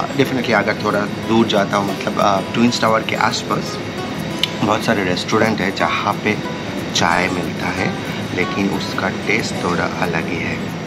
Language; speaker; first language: Hindi; native; Hindi